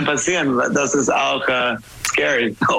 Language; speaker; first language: German; non-native, learner; English